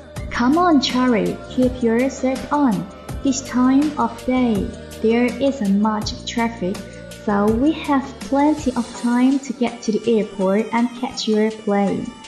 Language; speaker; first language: English; non-native, fluent; Chinese